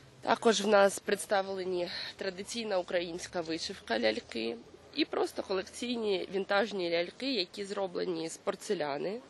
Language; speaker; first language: Ukrainian; native; Ukrainian